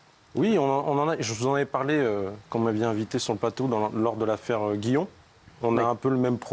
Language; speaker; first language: French; native; French